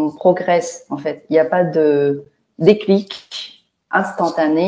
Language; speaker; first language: French; non-native, fluent; Chinese